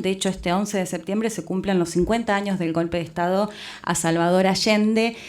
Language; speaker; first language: Spanish; native; Spanish